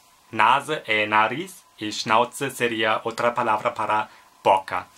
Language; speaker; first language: Portuguese; non-native, learner; German